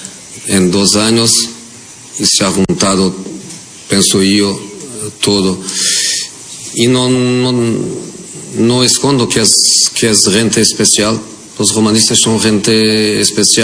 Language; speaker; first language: Spanish; non-native, fluent; Portuguese